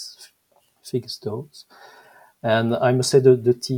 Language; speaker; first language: English; non-native, fluent; French